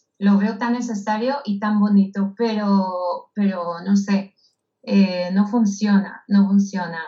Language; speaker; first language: Spanish; non-native, fluent; Hebrew